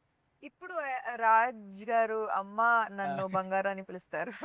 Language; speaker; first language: Telugu; non-native, local second language; Tamil